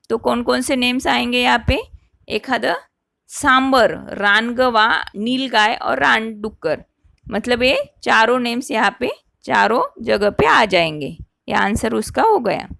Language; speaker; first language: Hindi; non-native, local second language; Marathi